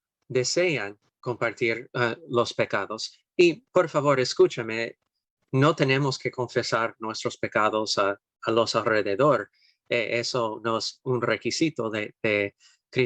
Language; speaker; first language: Spanish; non-native, fluent; English